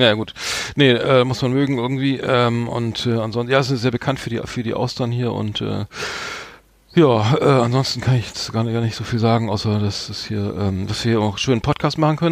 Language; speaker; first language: German; native; German